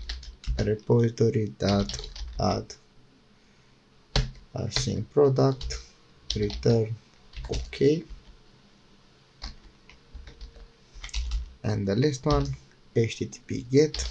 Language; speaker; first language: English; non-native, fluent; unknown